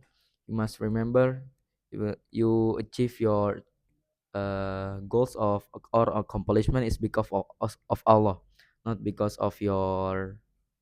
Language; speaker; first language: English; non-native, learner; Indonesian